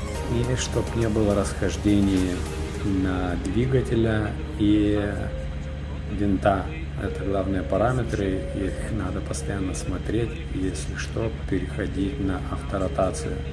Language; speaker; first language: Russian; native; Russian